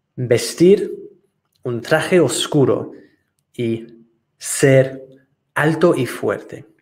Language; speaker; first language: Spanish; non-native, fluent; English